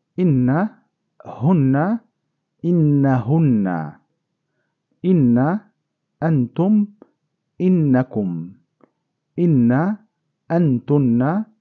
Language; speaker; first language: Arabic; non-native, fluent; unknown